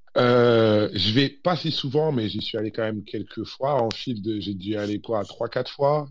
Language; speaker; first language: French; early bilingual, other home language; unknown